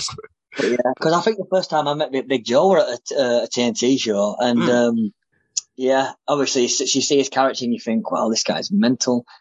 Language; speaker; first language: English; native; English